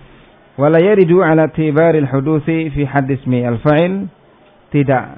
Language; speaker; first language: Arabic; non-native, fluent; Indonesian